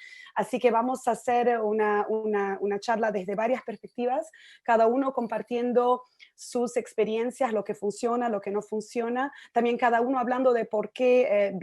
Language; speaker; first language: Spanish; native; Spanish